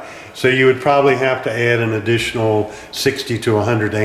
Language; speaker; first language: English; native; English